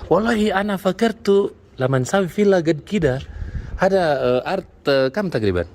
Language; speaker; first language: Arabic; non-native, learner; Indonesian